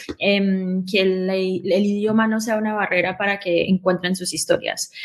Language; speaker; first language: Spanish; early bilingual, heritage; Spanish